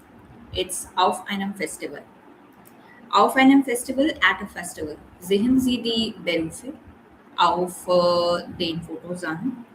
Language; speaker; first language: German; non-native, learner; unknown